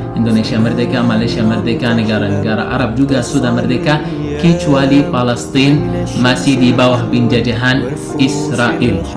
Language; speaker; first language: Indonesian; non-native, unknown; Arabic